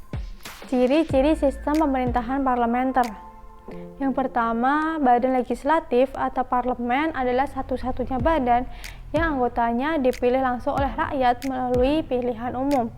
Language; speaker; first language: Indonesian; native; Indonesian